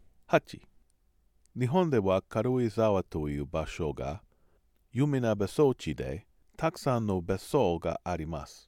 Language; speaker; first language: Japanese; non-native, learner; English